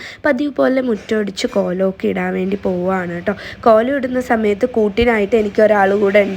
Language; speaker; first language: Malayalam; native; Malayalam